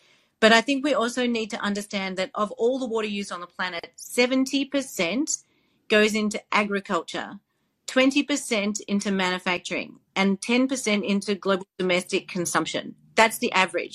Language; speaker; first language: English; native; English